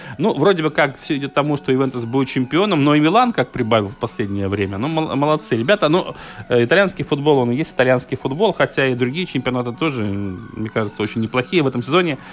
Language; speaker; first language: Russian; native; Russian